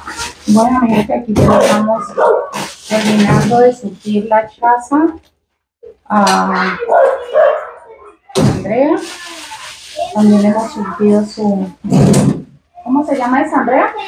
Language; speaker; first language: Spanish; native; Spanish